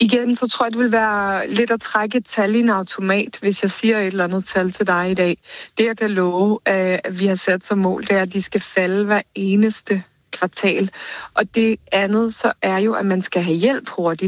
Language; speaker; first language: Danish; native; Danish